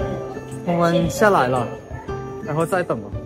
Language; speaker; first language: Chinese; non-native, fluent; Thai